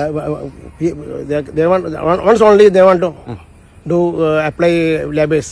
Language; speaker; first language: English; non-native, local second language; Malayalam